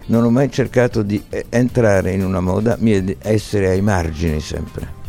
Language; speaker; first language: Italian; early bilingual, heritage; Italian